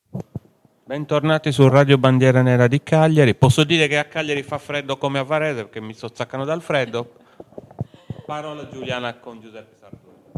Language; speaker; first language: Italian; native; Italian